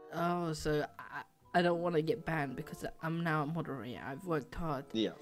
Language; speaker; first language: English; native; English